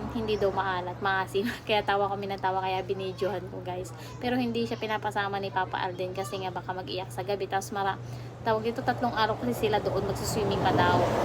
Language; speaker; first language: Filipino; non-native, local second language; Bikol